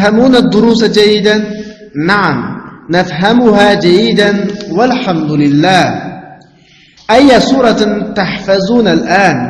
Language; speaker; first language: Arabic; non-native, fluent; Uzbek